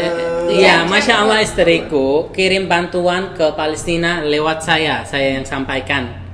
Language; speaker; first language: Indonesian; non-native, fluent; Arabic